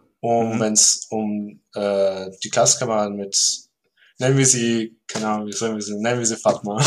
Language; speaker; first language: German; early bilingual, other home language; Turkish